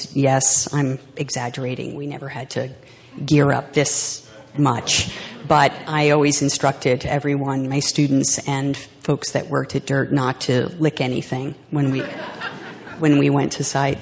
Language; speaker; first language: English; native; English